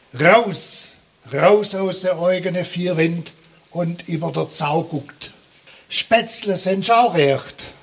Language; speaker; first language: German; native; German